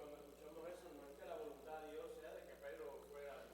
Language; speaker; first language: Spanish; native; Spanish